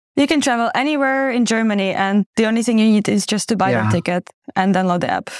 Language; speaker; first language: English; non-native, fluent; Ukrainian